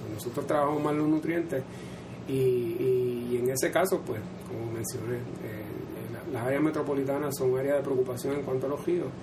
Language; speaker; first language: Spanish; native; Spanish